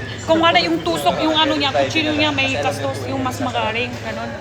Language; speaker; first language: Filipino; non-native, learner; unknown